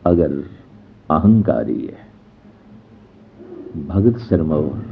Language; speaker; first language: Hindi; non-native, local second language; Punjabi